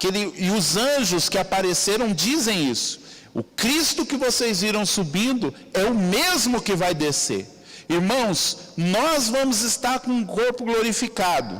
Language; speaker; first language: Portuguese; native; Portuguese